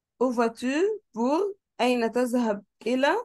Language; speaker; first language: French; non-native, fluent; Arabic